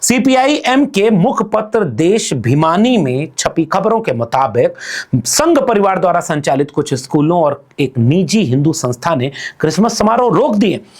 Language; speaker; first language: Hindi; native; Hindi